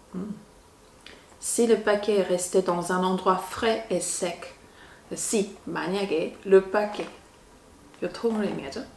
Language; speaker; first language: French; non-native, fluent; Korean